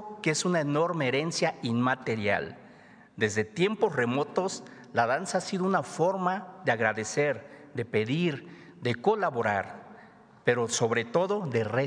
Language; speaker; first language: Spanish; non-native, local second language; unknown